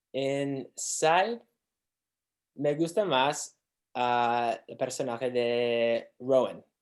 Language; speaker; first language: Spanish; non-native, learner; English